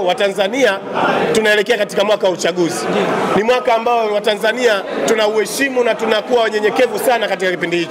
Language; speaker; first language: Swahili; native; Swahili